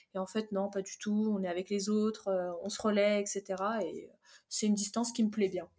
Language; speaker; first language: French; early bilingual, other home language; Arabic